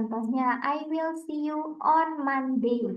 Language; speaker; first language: English; non-native, fluent; Indonesian